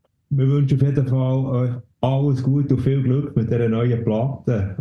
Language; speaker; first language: German; native; German